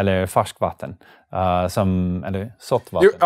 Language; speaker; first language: Swedish; non-native, learner; English